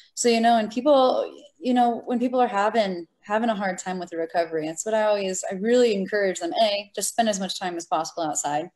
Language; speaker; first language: English; native; English